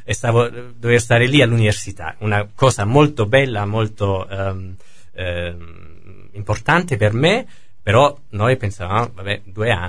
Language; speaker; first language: Italian; non-native, fluent; German